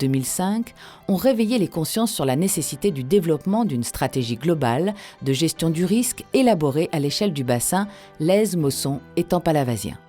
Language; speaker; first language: French; native; French